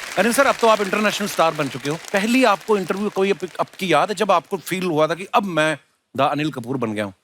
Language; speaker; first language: Hindi; non-native, local second language; Punjabi